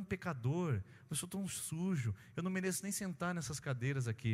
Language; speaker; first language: Portuguese; native; Portuguese